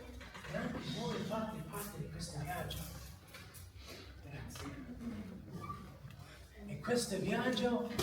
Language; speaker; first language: Italian; non-native, learner; English